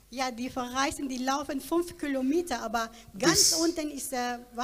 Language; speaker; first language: German; non-native, learner; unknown